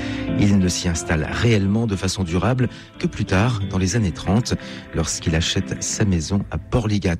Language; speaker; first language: French; native; French